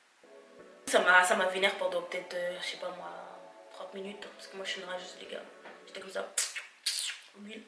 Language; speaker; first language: French; native; French